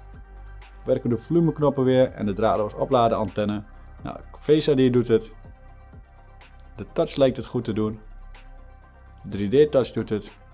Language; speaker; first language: Dutch; native; Dutch